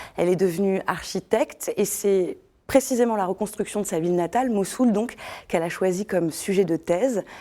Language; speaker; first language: French; native; French